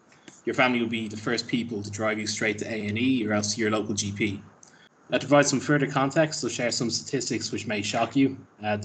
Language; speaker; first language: English; native; English